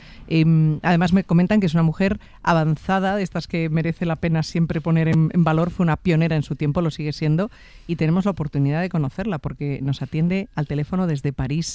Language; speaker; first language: Spanish; native; Spanish